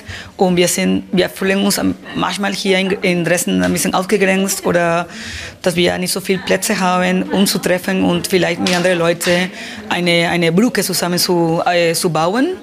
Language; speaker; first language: German; non-native, fluent; Spanish